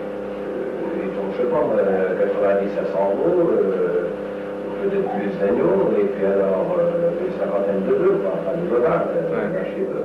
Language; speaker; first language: French; native; French